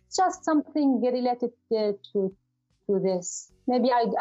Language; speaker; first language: English; non-native, learner; Arabic